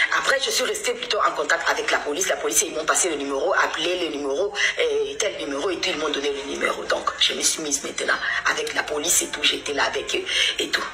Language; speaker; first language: French; non-native, local second language; Lingala